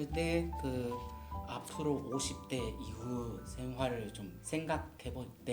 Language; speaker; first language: Korean; non-native, learner; Japanese